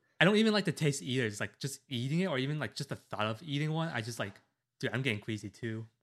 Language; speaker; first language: English; native; English